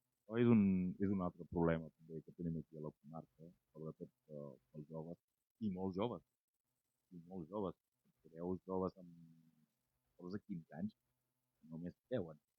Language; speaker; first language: Catalan; non-native, fluent; Wolof